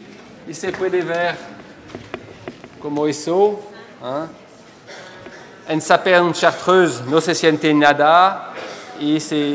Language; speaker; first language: Spanish; non-native, fluent; French